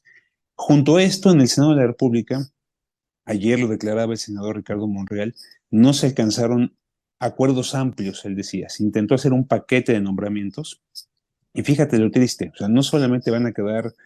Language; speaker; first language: Spanish; native; Spanish